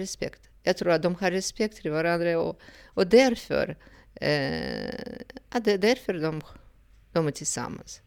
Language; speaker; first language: Swedish; non-native, fluent; Russian